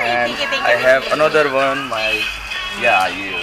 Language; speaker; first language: English; non-native, learner; Hindi